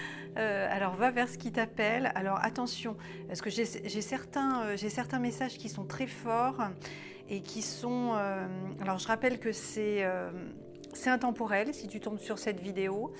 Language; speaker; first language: French; native; French